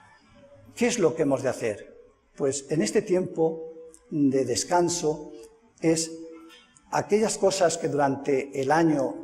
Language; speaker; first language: Spanish; native; Spanish